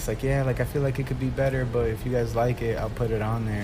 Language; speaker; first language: English; early bilingual, other home language; Spanish